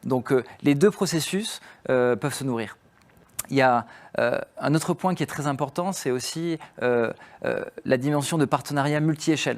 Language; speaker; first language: French; native; French